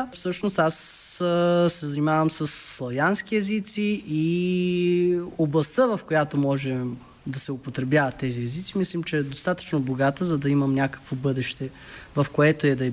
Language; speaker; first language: Bulgarian; early bilingual, heritage; Bulgarian